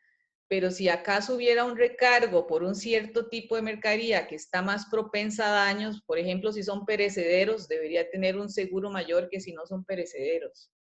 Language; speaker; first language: Spanish; native; Spanish